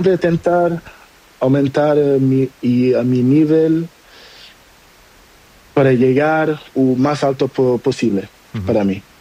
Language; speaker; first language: Spanish; non-native, learner; Portuguese